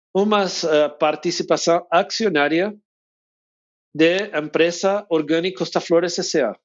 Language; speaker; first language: Portuguese; non-native, learner; English